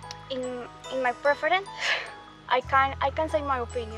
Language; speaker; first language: English; non-native, learner; Spanish